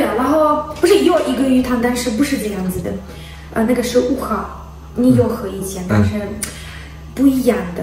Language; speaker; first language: Chinese; non-native, learner; Ukrainian